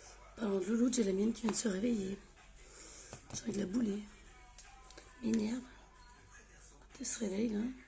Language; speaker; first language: French; native; French